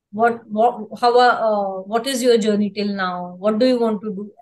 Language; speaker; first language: Hindi; non-native, local second language; Marathi